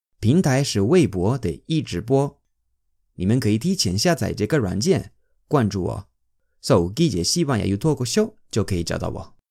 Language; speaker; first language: Chinese; non-native, fluent; Spanish